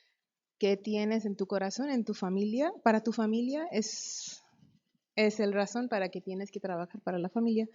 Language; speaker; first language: Spanish; non-native, fluent; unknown